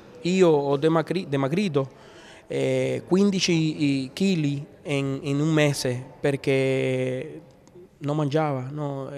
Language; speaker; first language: Italian; non-native, learner; Spanish